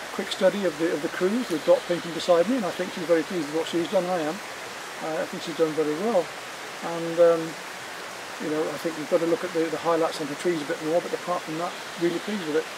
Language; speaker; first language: English; native; English